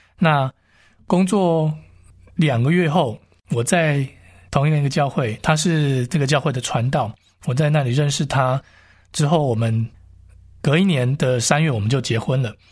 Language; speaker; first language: Chinese; native; Chinese